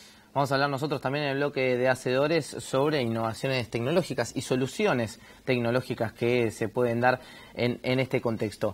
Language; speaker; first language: Spanish; native; Spanish